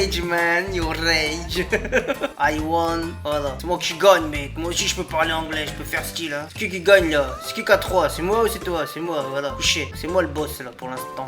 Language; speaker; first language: French; native; French